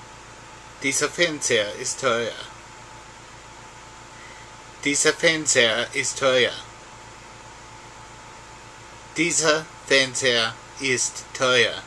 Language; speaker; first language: German; non-native, learner; English